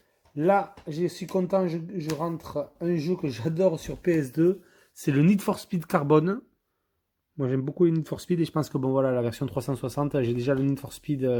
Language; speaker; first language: French; native; French